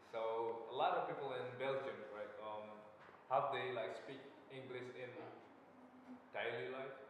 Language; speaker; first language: English; non-native, learner; Indonesian